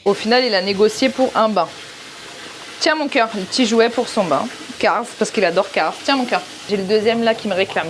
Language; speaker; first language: French; native; French